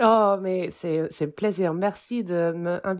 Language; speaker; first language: French; non-native, fluent; English